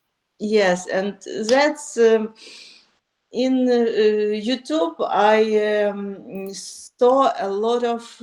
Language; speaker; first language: English; non-native, learner; Ukrainian